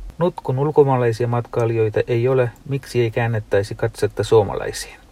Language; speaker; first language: Finnish; non-native, fluent; Tamil